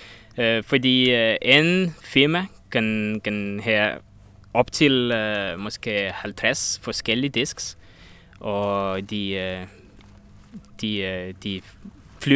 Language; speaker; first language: Danish; non-native, learner; Estonian